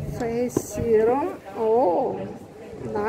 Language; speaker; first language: English; non-native, learner; Russian